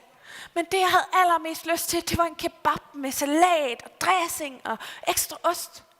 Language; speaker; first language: Danish; native; Danish